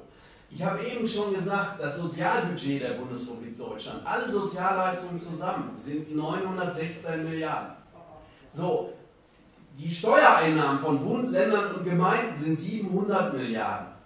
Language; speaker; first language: German; native; German